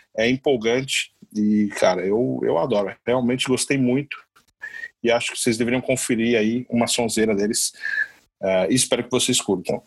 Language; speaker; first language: Portuguese; native; Portuguese